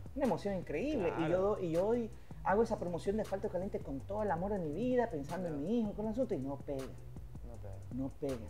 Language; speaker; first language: Spanish; native; Spanish